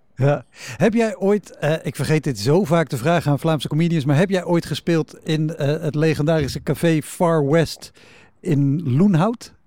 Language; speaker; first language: Dutch; native; Dutch